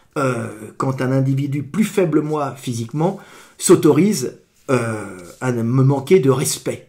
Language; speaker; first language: French; native; French